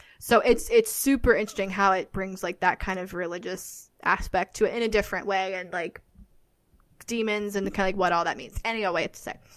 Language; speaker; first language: English; native; English